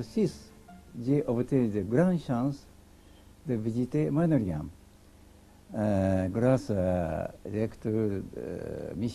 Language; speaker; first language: French; non-native, learner; Japanese